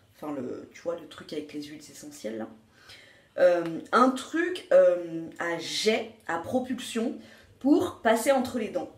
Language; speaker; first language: French; native; French